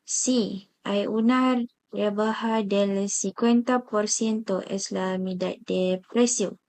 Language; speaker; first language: Spanish; non-native, learner; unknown